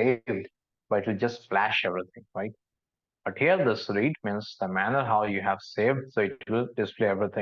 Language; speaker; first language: English; non-native, local second language; Hindi